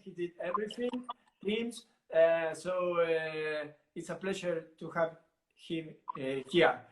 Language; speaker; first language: English; non-native, learner; Italian